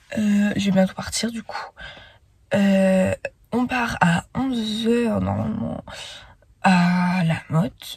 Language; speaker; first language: French; native; French